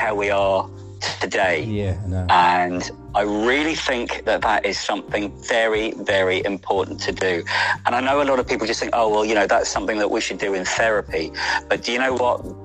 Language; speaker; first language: English; native; English